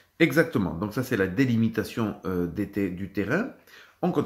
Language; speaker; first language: French; native; French